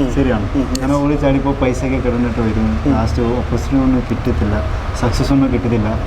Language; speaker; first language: Malayalam; non-native, fluent; Nepali